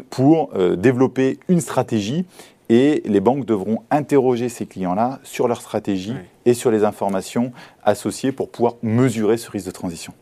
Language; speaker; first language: French; native; French